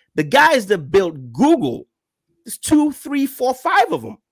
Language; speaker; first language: English; non-native, local second language; Yoruba